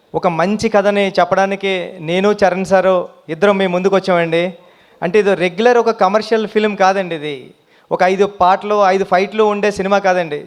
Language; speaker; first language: Telugu; native; Telugu